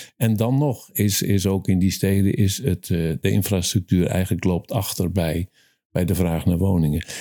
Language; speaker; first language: Dutch; native; Dutch